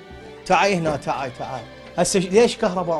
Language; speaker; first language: Arabic; native; Arabic